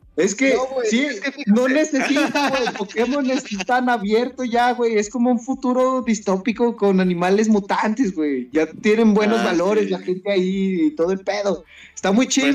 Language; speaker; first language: Spanish; native; Spanish